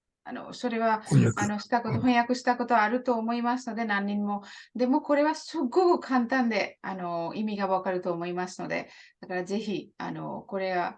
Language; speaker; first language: Japanese; non-native, fluent; Hindi